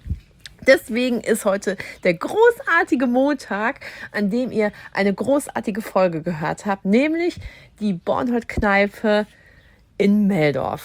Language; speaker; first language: German; native; German